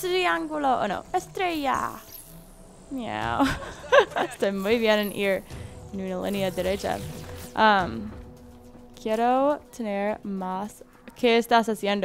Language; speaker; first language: Spanish; non-native, learner; English